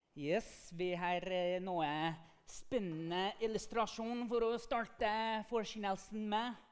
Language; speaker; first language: Norwegian; non-native, fluent; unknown